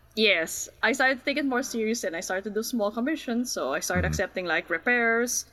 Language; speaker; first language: English; non-native, local second language; Filipino